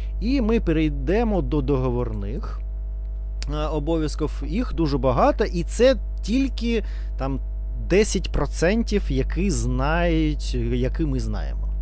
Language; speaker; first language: Ukrainian; non-native, learner; Russian